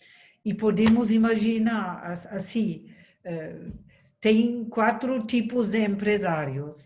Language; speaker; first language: Portuguese; non-native, fluent; German